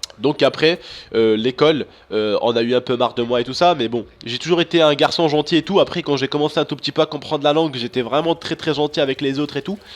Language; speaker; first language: French; early bilingual, other home language; Arabic